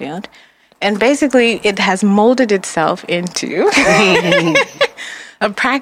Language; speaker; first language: English; early bilingual, other home language; Jamaican Creole English